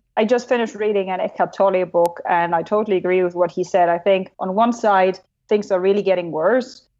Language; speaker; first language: English; non-native, fluent; German